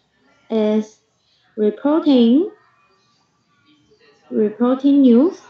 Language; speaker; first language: English; non-native, learner; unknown